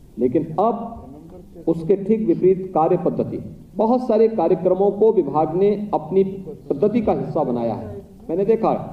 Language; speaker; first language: Hindi; native; Hindi